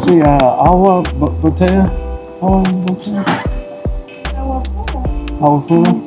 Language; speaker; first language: Spanish; non-native, learner; English